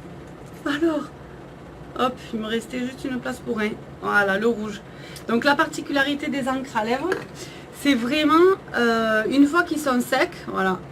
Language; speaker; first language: French; native; French